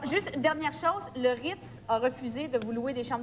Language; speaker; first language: French; native; French